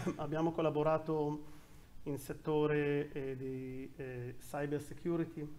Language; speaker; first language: Italian; non-native, learner; Hebrew